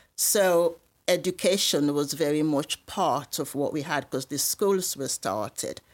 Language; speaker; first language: English; non-native, local second language; Krio